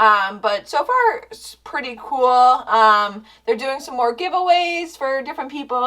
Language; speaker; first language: English; native; English